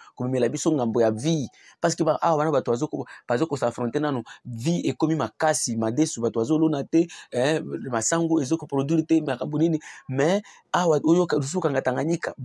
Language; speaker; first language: Lingala; non-native, local second language; Swahili